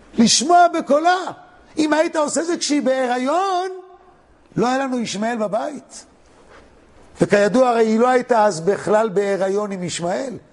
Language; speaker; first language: Hebrew; native; Hebrew